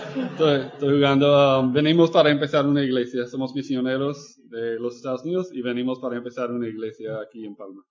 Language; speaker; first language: Spanish; non-native, fluent; English